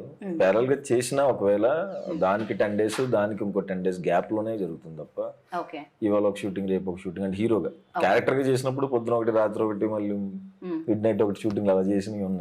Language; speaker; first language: Telugu; native; Telugu